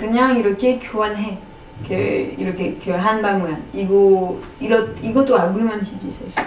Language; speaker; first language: Korean; non-native, fluent; French